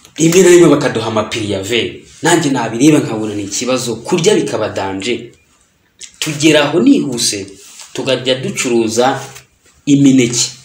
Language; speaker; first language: Kinyarwanda; early bilingual, heritage; Kinyarwanda